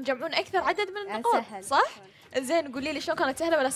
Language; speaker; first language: Arabic; native; Arabic